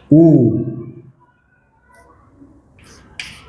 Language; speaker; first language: French; non-native, fluent; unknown